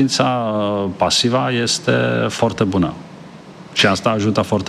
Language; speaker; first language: Romanian; non-native, fluent; Czech